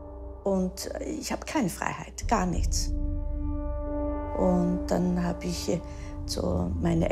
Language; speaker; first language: German; early bilingual, heritage; German